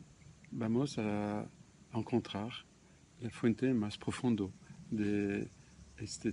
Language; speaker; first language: Spanish; non-native, fluent; French